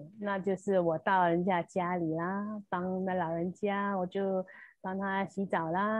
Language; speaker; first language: Chinese; native; Chinese